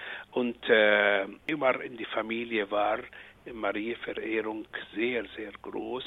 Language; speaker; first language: German; non-native, fluent; Arabic